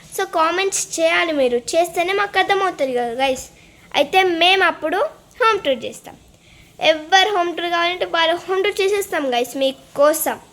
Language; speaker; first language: Telugu; non-native, local second language; Lambadi